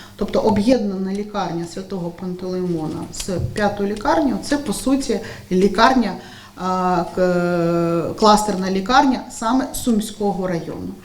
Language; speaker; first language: Ukrainian; native; Ukrainian